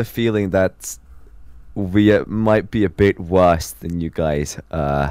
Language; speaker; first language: English; non-native, fluent; Norwegian